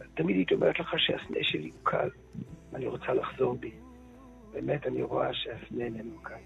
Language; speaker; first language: Hebrew; early bilingual, other home language; Dutch